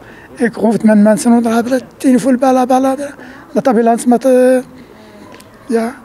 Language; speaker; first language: Dutch; non-native, learner; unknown